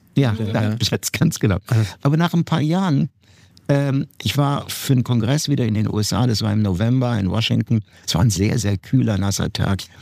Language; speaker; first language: German; non-native, fluent; Turkish